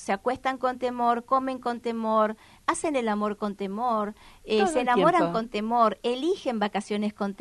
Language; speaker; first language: Spanish; native; Spanish